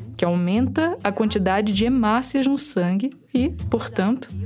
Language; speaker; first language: Portuguese; native; Portuguese